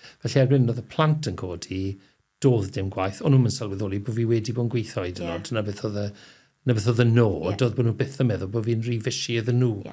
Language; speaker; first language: Welsh; native; Welsh